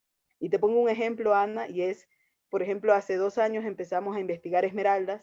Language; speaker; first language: Spanish; native; Spanish